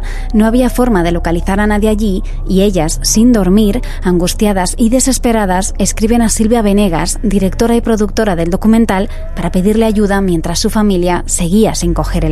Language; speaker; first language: Spanish; native; Spanish